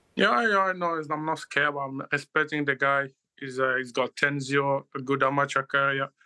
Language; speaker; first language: English; non-native, learner; Luba-Lulua